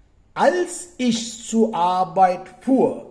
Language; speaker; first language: German; non-native, fluent; Sinhala